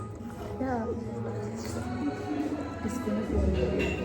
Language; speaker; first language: English; non-native, fluent; Tibetan